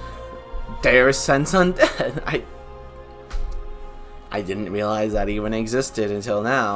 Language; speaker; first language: English; native; English